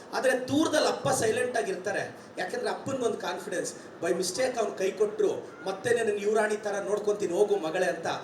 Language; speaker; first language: Kannada; native; Kannada